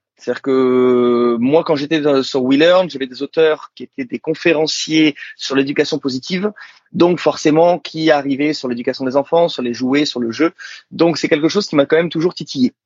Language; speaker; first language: French; native; French